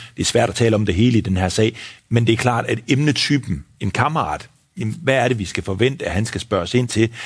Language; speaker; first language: Danish; native; Danish